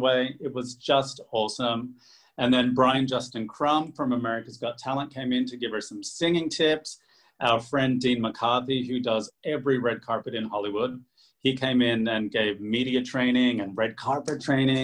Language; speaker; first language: English; native; English